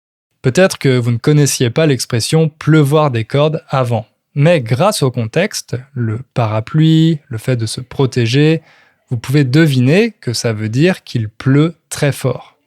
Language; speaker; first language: French; native; French